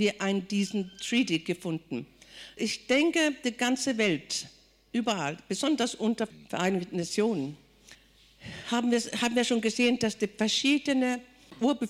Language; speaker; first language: German; non-native, fluent; Kalaallisut